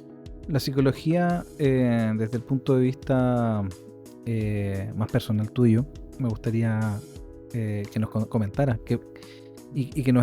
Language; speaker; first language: Spanish; native; Spanish